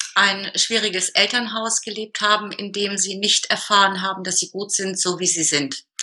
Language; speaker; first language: German; native; German